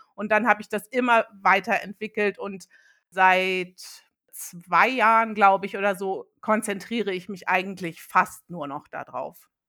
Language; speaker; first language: German; early bilingual, other home language; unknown